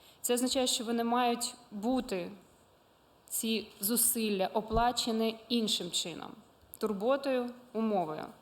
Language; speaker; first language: Ukrainian; non-native, local second language; Russian